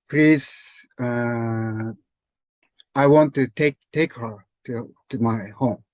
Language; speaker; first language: English; non-native, learner; Japanese